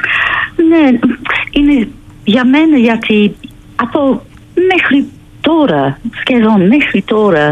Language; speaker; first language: Greek; non-native, learner; English